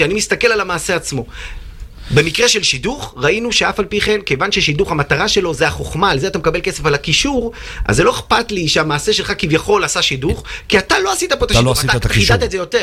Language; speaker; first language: Hebrew; native; Hebrew